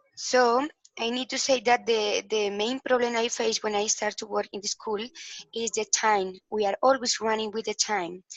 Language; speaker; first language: English; non-native, learner; Spanish